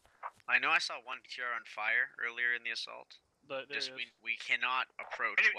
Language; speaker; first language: English; native; English